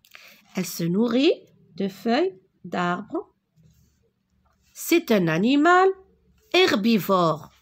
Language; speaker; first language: French; non-native, local second language; Arabic